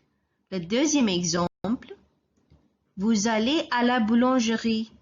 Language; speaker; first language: French; non-native, fluent; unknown